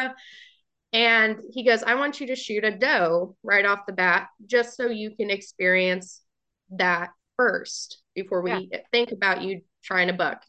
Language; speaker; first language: English; native; English